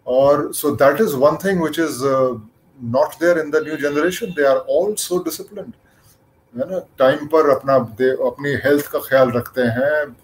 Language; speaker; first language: Hindi; native; Hindi